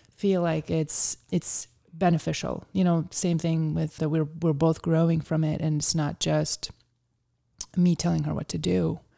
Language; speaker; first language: English; early bilingual, other home language; Ukrainian